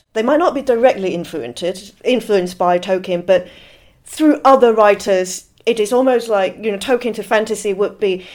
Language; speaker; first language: English; non-native, local second language; Cantonese